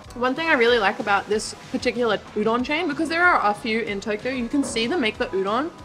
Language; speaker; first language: English; native; English